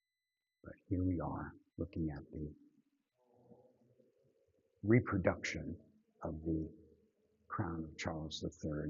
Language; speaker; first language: English; native; English